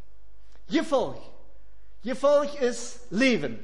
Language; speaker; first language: Dutch; non-native, fluent; German